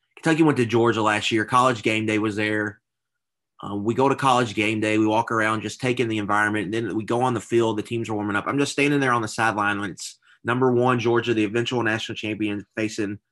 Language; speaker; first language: English; native; English